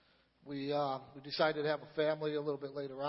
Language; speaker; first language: English; native; English